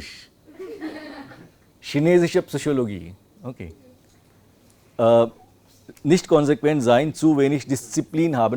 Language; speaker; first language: German; non-native, fluent; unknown